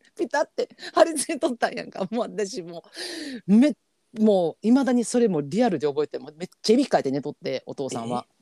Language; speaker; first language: Japanese; native; Japanese